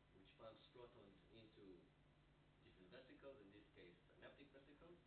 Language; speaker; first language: English; non-native, fluent; Hebrew